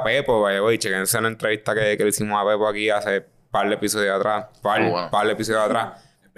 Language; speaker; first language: Spanish; native; Spanish